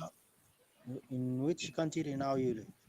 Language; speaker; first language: English; non-native, learner; Arabic